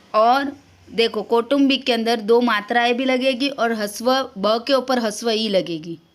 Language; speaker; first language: Hindi; non-native, local second language; Gujarati